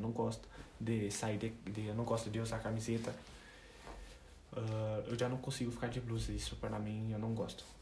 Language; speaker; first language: Portuguese; non-native, fluent; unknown